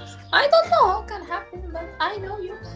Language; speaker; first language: English; non-native, learner; Arabic